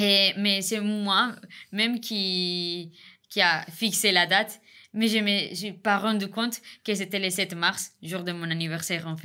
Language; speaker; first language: French; non-native, fluent; Spanish